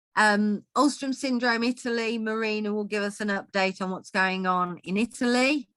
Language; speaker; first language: English; native; English